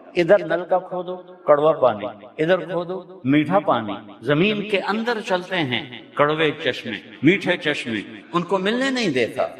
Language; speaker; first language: Urdu; non-native, local second language; Punjabi